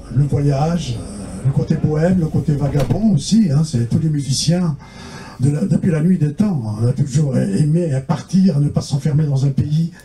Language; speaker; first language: French; non-native, local second language; Kabyle